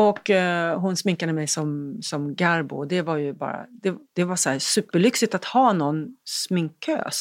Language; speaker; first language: Swedish; native; Swedish